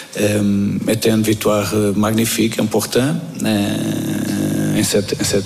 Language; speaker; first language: French; non-native, fluent; Portuguese